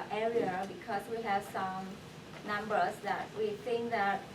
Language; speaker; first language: English; non-native, fluent; Vietnamese